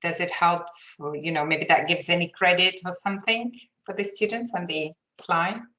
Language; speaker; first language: English; non-native, fluent; Lithuanian